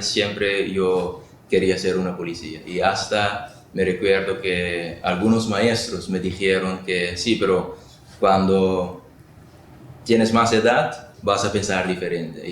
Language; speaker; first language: Spanish; non-native, local second language; Papiamento